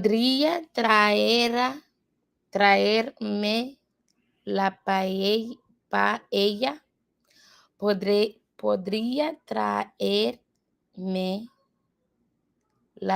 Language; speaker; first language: Spanish; non-native, learner; English